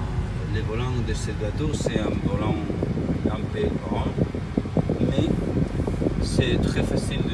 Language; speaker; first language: French; non-native, learner; Spanish